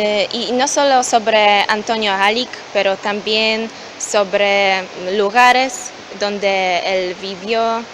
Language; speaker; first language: Spanish; non-native, learner; Polish